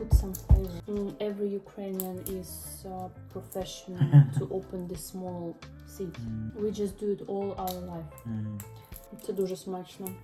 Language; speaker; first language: English; non-native, learner; Ukrainian